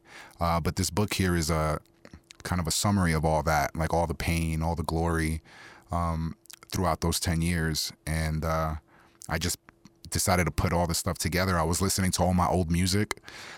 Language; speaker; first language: English; early bilingual, other home language; Spanish